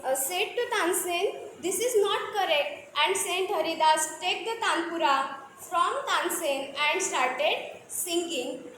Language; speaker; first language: English; non-native, local second language; Marathi